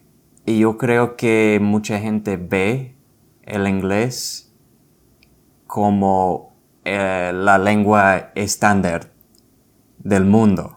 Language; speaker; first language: Spanish; non-native, fluent; English